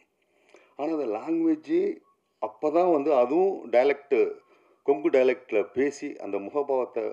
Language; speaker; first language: Tamil; native; Tamil